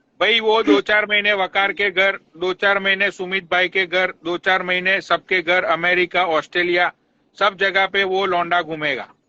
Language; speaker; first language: Hindi; native; Hindi